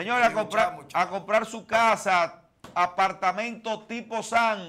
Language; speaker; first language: Spanish; native; Spanish